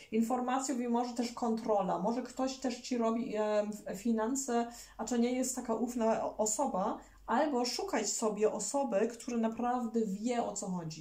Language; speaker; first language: Polish; early bilingual, heritage; German